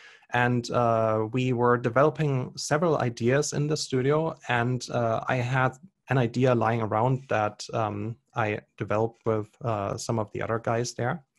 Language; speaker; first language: English; non-native, fluent; German